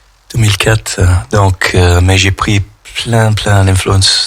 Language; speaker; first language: French; non-native, fluent; English